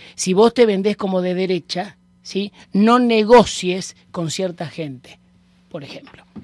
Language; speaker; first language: Spanish; native; Spanish